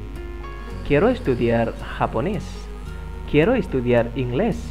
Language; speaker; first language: Spanish; non-native, fluent; Indonesian